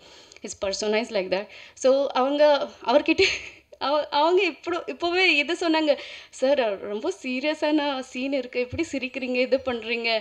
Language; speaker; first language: Tamil; non-native, learner; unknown